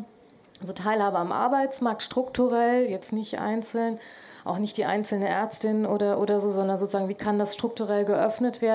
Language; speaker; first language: German; native; German